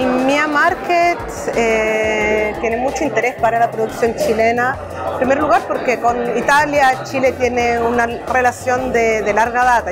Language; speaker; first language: Spanish; early bilingual, heritage; Spanish